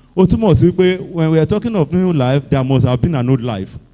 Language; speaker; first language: English; non-native, local second language; Yoruba